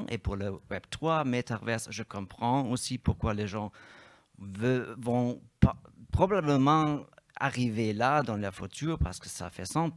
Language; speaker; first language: French; non-native, fluent; German